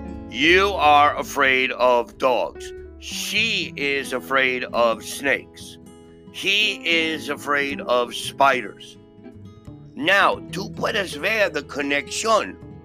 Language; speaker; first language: English; native; English